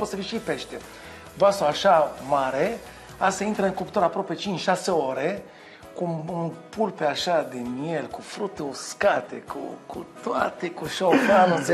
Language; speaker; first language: Romanian; non-native, learner; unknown